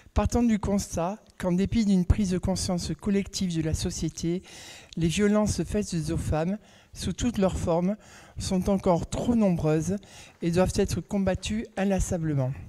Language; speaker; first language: French; native; French